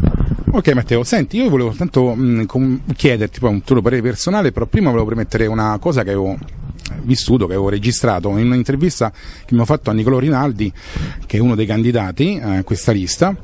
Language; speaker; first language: Italian; native; Italian